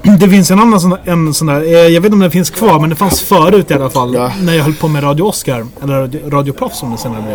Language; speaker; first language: Swedish; native; Swedish